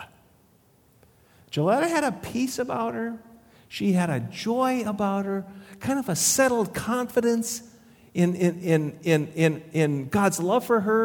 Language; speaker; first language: English; native; English